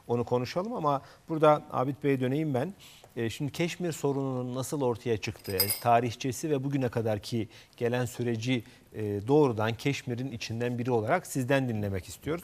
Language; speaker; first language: Turkish; native; Turkish